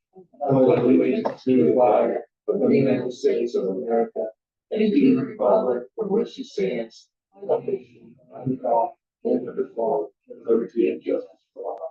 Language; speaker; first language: English; native; English